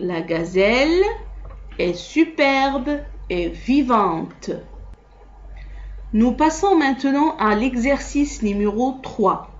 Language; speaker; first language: French; non-native, local second language; Arabic